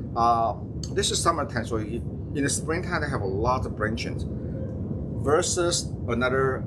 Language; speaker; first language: English; non-native, fluent; Chinese